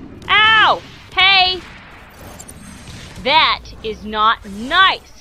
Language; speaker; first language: English; native; English